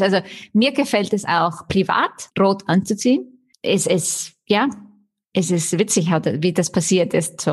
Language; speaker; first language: German; non-native, fluent; Icelandic